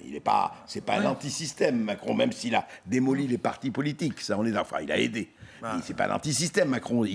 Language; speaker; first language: French; native; French